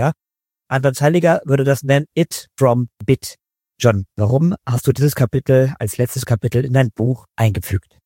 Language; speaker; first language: German; native; German